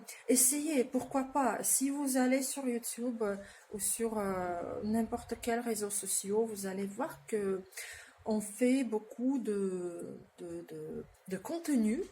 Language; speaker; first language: French; non-native, fluent; Russian